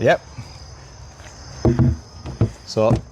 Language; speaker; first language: English; native; English